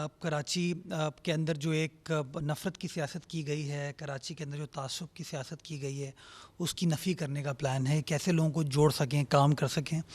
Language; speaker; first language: Urdu; native; Urdu